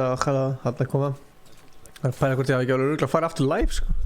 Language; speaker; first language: Icelandic; native; Icelandic